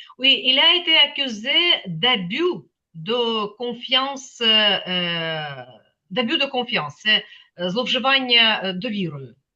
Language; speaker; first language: French; non-native, fluent; Ukrainian